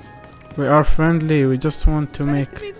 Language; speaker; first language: English; non-native, learner; Arabic